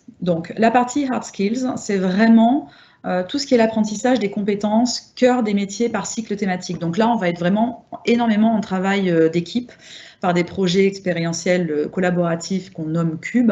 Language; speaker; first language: French; native; French